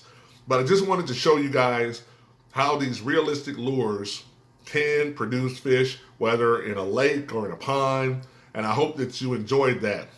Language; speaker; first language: English; native; English